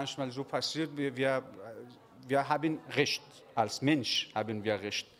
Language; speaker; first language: German; non-native, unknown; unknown